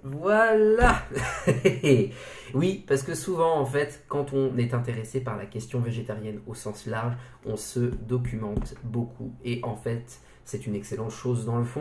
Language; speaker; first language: French; native; French